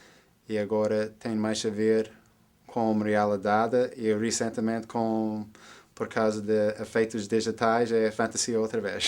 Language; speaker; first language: Portuguese; non-native, fluent; English